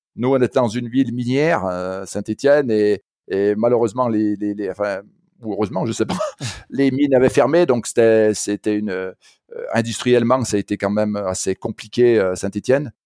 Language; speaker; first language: French; native; French